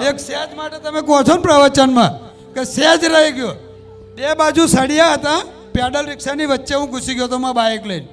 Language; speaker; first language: Gujarati; native; Gujarati